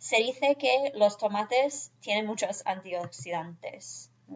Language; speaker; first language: Spanish; non-native, fluent; English